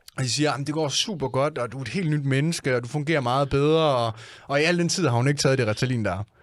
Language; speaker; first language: Danish; native; Danish